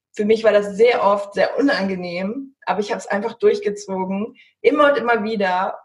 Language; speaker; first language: German; early bilingual, heritage; German